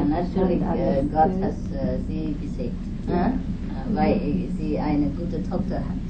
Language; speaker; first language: German; non-native, learner; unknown